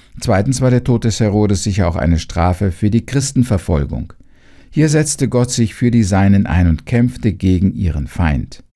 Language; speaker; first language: German; native; German